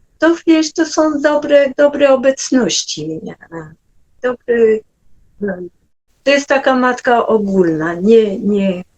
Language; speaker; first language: Polish; non-native, fluent; French